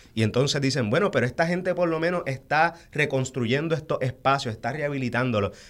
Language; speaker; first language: Spanish; native; Spanish